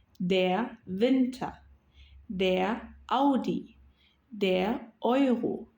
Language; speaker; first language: German; non-native, fluent; Turkish